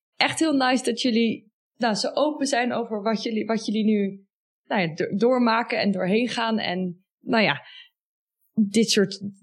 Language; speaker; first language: Dutch; native; Dutch